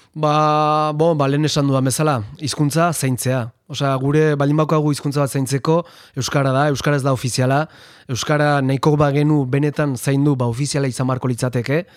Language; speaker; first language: Basque; non-native, local second language; Spanish